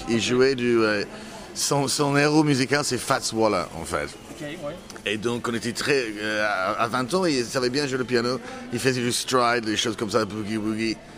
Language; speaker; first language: French; non-native, fluent; English